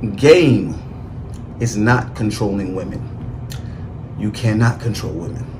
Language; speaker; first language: English; native; English